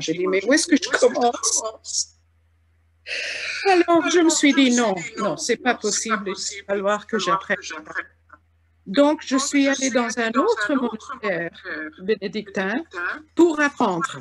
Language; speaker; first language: French; non-native, fluent; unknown